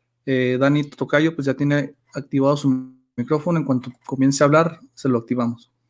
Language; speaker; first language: Spanish; native; Spanish